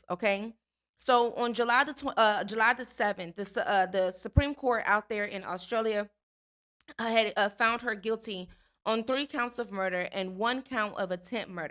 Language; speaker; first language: English; native; English